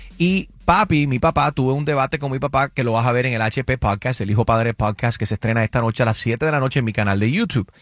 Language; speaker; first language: Spanish; early bilingual, heritage; Spanish